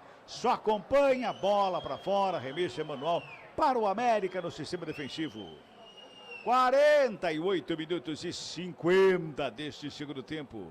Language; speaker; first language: Portuguese; native; Portuguese